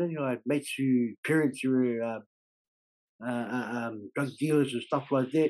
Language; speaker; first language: English; native; English